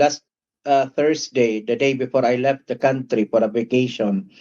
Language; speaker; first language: English; non-native, local second language; Filipino